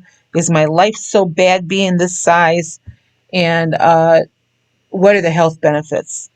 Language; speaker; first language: English; native; English